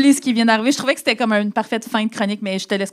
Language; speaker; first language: French; native; French